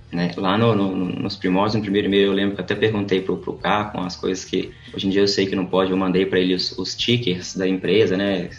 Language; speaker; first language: Portuguese; native; Portuguese